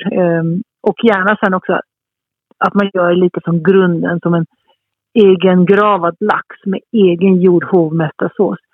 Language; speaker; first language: Swedish; early bilingual, heritage; Swedish